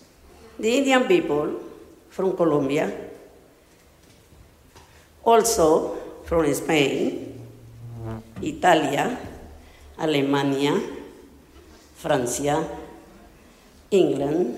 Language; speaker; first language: English; non-native, learner; Spanish